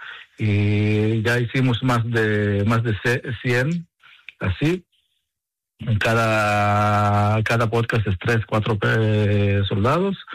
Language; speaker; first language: Spanish; non-native, learner; Hebrew